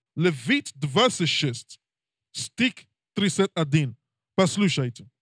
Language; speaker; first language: Russian; non-native, learner; English